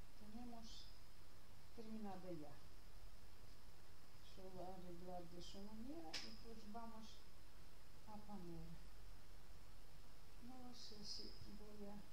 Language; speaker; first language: Spanish; non-native, learner; Russian